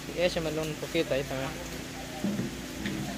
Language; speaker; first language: Spanish; native; Spanish